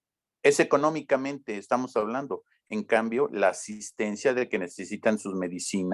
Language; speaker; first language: Spanish; native; Spanish